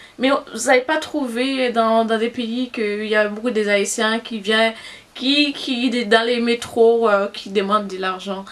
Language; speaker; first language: French; non-native, local second language; Haitian Creole